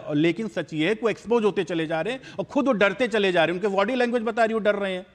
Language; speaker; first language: Hindi; native; Hindi